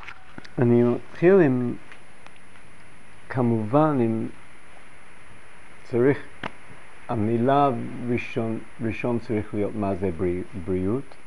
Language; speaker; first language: Hebrew; non-native, fluent; English